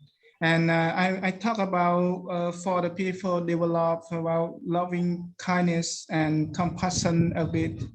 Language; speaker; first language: English; non-native, learner; Khmer